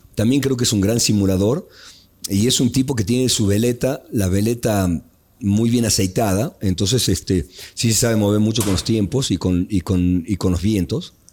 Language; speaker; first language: Spanish; native; Spanish